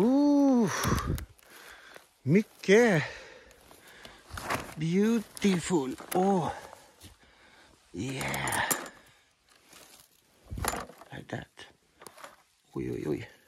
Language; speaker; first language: English; non-native, learner; Swedish